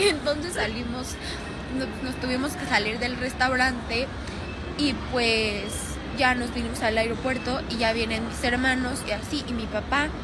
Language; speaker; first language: Spanish; native; Spanish